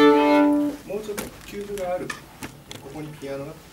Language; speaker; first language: Japanese; non-native, fluent; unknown